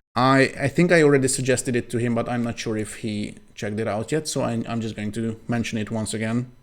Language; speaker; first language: English; non-native, fluent; Hungarian